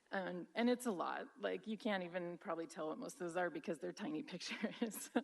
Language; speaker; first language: English; native; English